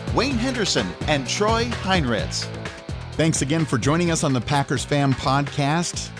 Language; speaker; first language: English; native; English